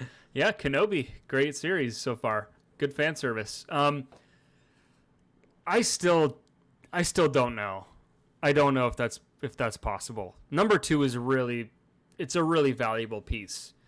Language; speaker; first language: English; native; English